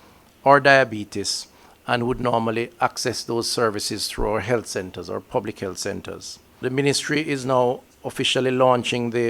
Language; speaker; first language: English; native; English